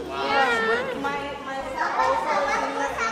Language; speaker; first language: English; non-native, learner; Indonesian